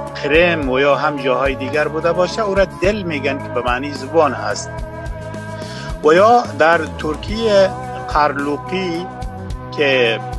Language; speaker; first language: Persian; non-native, local second language; Uzbek